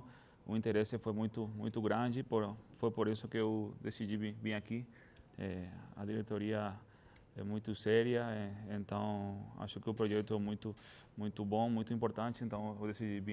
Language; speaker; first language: Portuguese; non-native, fluent; Spanish